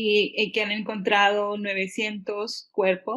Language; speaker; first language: Spanish; early bilingual, heritage; Spanish